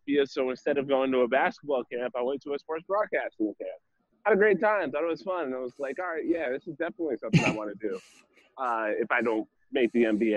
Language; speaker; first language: English; native; English